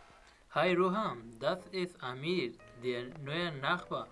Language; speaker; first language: German; non-native, learner; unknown